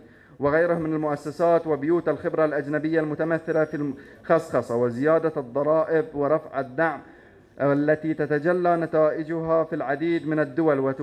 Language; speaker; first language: Arabic; native; Arabic